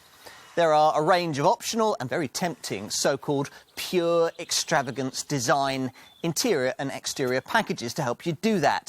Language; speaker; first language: English; native; English